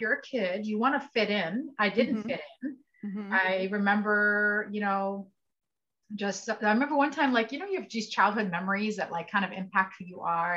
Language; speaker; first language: English; early bilingual, other home language; Arabic